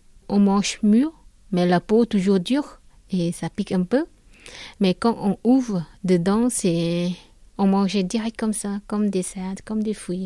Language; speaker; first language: French; non-native, learner; Khmer